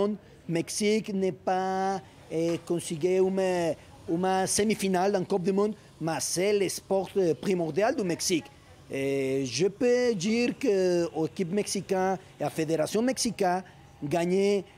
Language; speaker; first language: French; non-native, learner; Spanish